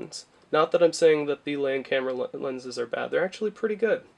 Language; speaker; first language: English; native; English